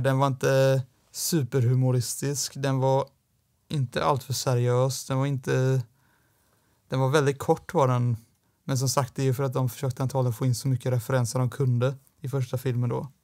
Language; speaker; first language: Swedish; native; Swedish